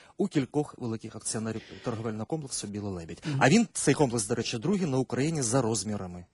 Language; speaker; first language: Ukrainian; native; Ukrainian